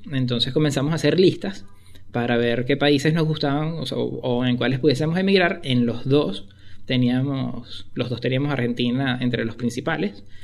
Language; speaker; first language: Spanish; native; Spanish